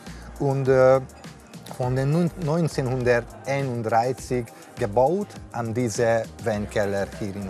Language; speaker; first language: German; non-native, learner; Hungarian